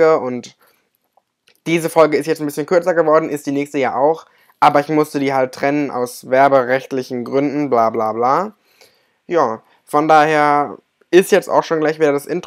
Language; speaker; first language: German; native; German